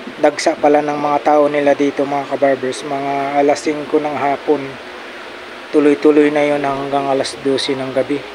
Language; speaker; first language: Filipino; native; Filipino